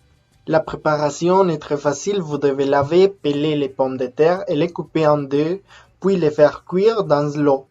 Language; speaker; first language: French; non-native, fluent; Spanish